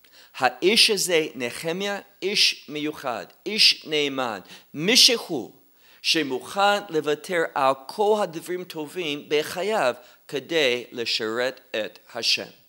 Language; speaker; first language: Hebrew; non-native, fluent; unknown